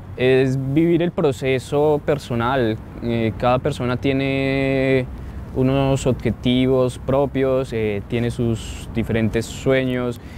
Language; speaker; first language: Spanish; native; Spanish